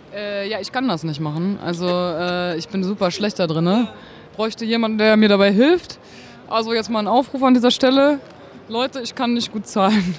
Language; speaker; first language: German; native; German